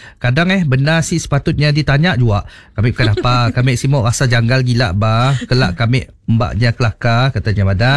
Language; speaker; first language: Malay; native; Malay